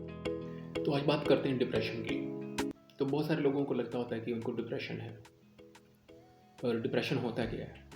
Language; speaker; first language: Hindi; non-native, local second language; Punjabi